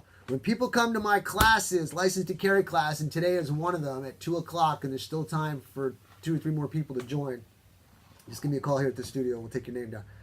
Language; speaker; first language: English; native; English